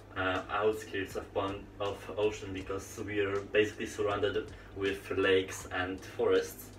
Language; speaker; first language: English; non-native, fluent; Polish